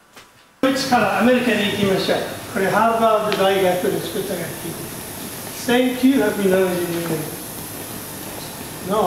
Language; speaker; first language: Japanese; non-native, learner; English